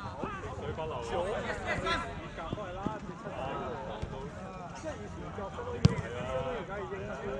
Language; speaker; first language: Chinese; native; Chinese